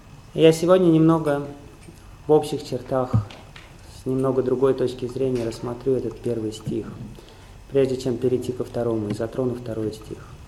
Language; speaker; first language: Russian; native; Russian